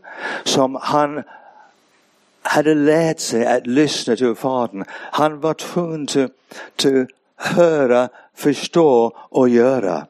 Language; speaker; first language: Swedish; non-native, fluent; English